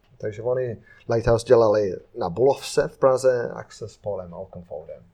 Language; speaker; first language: Czech; non-native, fluent; English